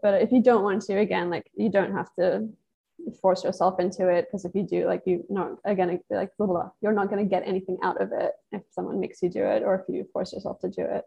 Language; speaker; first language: English; native; English